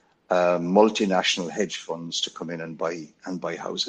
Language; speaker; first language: English; native; English